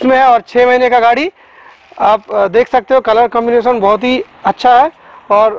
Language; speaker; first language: Hindi; non-native, local second language; Bangla